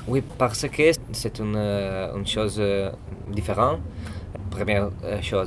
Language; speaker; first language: French; non-native, learner; Italian